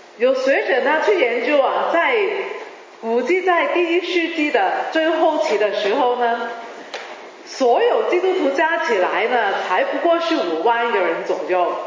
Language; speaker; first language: Chinese; non-native, local second language; Cantonese